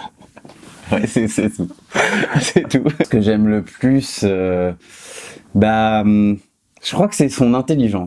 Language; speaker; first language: French; native; French